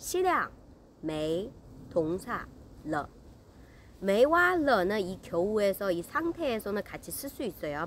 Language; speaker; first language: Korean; non-native, fluent; Chinese